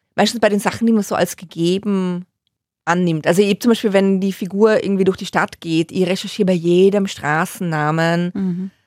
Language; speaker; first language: German; native; German